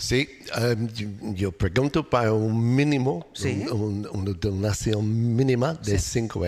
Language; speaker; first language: Spanish; non-native, learner; English